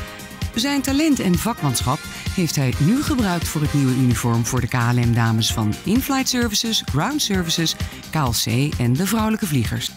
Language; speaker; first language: Dutch; native; Dutch